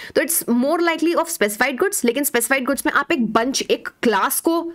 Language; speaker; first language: Hindi; native; Hindi